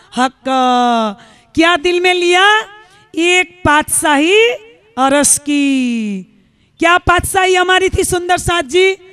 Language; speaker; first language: Hindi; non-native, local second language; Gujarati